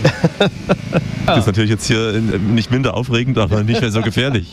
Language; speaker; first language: German; native; German